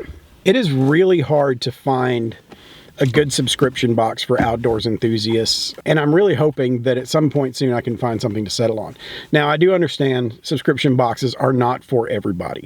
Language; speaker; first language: English; native; English